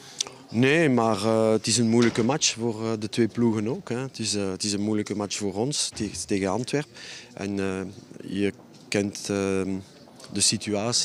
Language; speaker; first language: Dutch; non-native, fluent; French